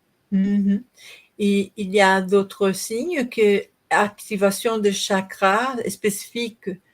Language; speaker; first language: French; non-native, learner; Portuguese